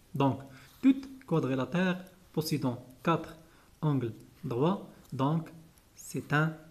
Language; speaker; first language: French; non-native, local second language; Arabic